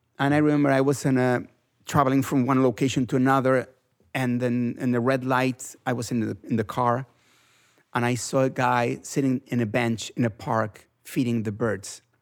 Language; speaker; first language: English; non-native, fluent; Spanish